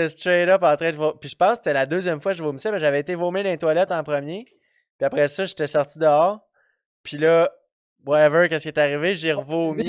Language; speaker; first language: French; native; French